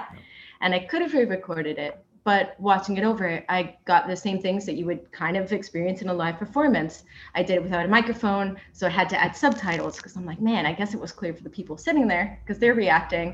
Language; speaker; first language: English; native; English